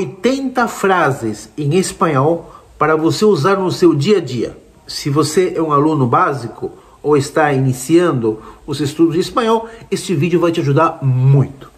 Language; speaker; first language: Portuguese; non-native, fluent; Spanish